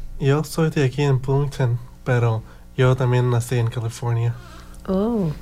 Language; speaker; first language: Spanish; early bilingual, heritage; Spanish